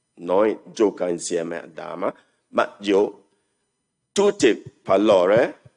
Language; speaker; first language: Italian; non-native, learner; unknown